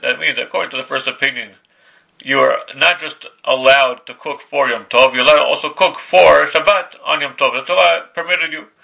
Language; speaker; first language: English; native; English